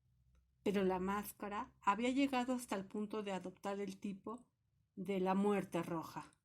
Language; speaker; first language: Spanish; native; Spanish